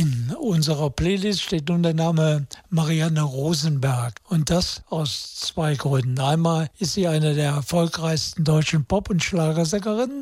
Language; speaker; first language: German; native; German